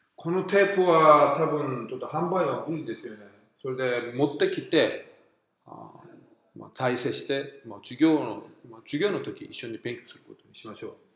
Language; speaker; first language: Japanese; non-native, fluent; Korean